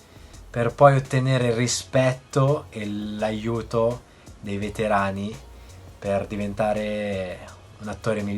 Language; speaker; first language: Italian; early bilingual, other home language; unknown